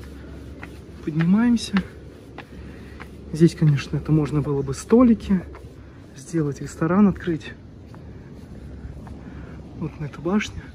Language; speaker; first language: Russian; native; Russian